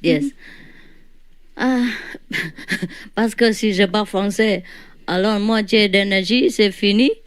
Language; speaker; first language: French; non-native, learner; Vietnamese